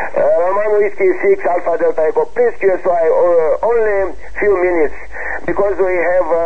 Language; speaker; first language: English; non-native, learner; Romanian